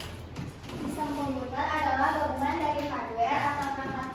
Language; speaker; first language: Indonesian; native; Indonesian